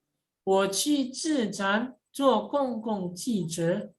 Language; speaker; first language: Chinese; non-native, fluent; Indonesian